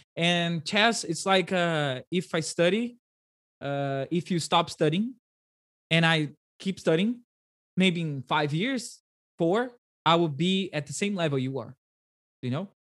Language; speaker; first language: English; non-native, fluent; Portuguese